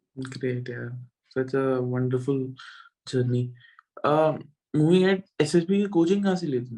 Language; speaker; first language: Hindi; non-native, local second language; Punjabi